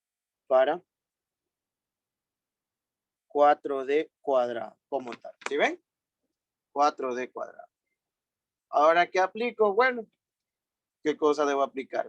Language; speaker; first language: Spanish; native; Spanish